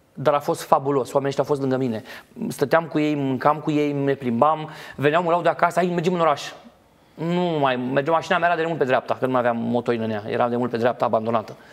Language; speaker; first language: Romanian; native; Romanian